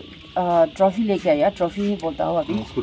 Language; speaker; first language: Hindi; non-native, local second language; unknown